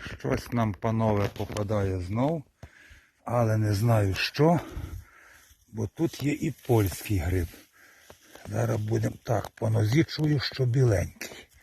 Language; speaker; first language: Ukrainian; native; Ukrainian